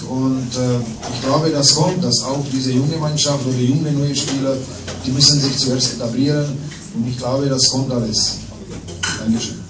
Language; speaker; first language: German; non-native, fluent; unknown